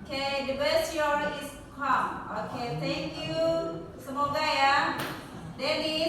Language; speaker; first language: English; non-native, learner; Indonesian